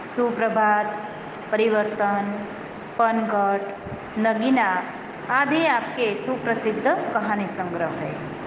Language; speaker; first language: Hindi; non-native, local second language; Gujarati